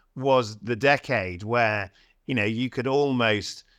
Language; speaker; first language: English; native; English